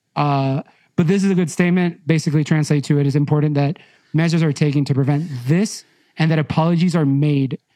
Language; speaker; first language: English; native; English